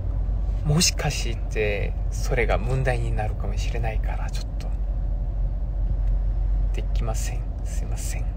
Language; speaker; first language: Japanese; non-native, fluent; Korean